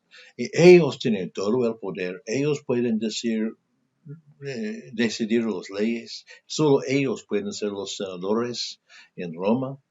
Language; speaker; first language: Spanish; non-native, fluent; English